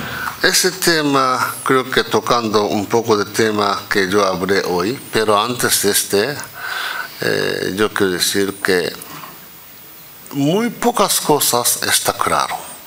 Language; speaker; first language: Spanish; non-native, fluent; Japanese